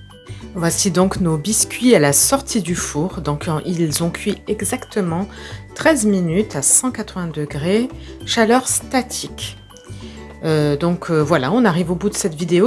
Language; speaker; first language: French; native; French